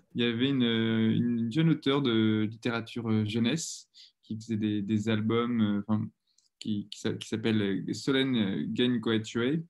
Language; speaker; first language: French; native; French